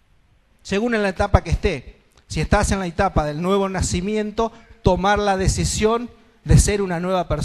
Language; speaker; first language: Spanish; native; Spanish